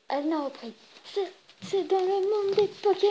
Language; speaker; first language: French; native; French